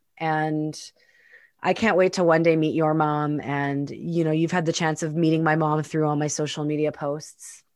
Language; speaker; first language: English; native; English